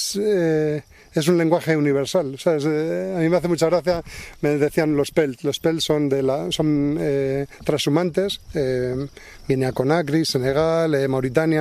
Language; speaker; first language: Spanish; native; Spanish